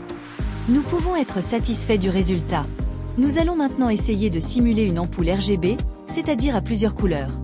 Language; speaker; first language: French; native; French